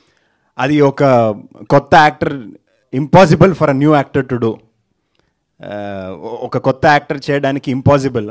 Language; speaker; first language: Telugu; non-native, learner; Kannada